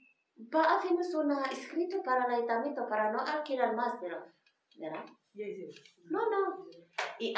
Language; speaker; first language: Spanish; non-native, learner; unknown